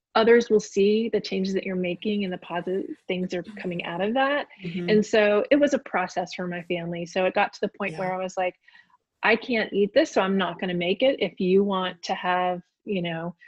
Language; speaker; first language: English; native; English